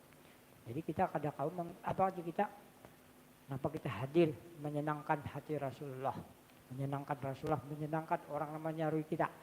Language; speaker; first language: Indonesian; non-native, local second language; Banjar